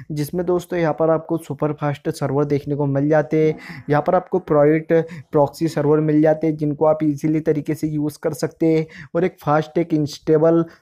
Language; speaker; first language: Hindi; native; Hindi